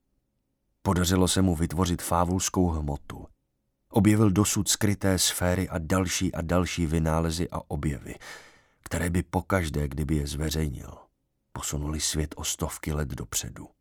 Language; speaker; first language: Czech; native; Czech